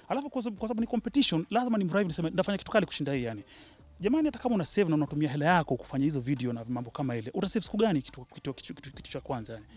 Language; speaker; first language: Swahili; native; Swahili